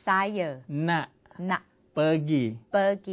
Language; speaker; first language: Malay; non-native, learner; Thai